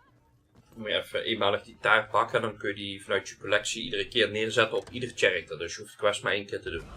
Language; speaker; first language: Dutch; native; Dutch